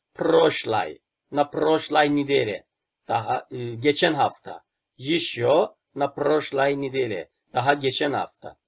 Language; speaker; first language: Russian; non-native, fluent; Turkish